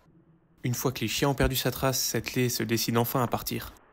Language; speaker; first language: French; native; French